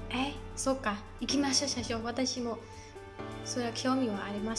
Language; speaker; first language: Japanese; non-native, learner; Burmese